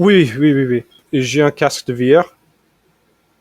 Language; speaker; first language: French; non-native, fluent; English